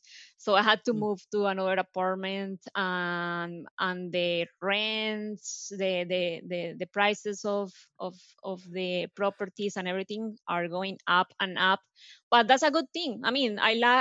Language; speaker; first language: English; non-native, fluent; Spanish